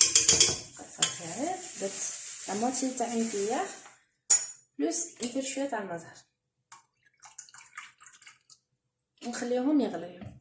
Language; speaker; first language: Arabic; native; Arabic